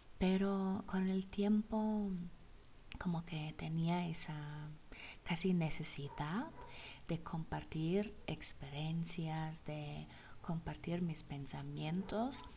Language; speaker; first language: Spanish; non-native, fluent; German